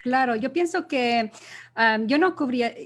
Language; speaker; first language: Spanish; early bilingual, other home language; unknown